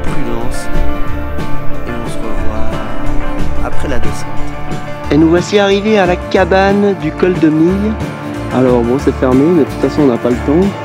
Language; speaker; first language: French; native; French